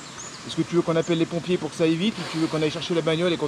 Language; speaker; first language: French; native; French